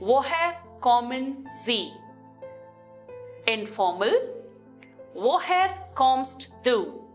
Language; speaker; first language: German; non-native, learner; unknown